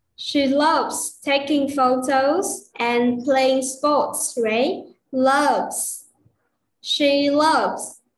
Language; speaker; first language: English; non-native, fluent; Vietnamese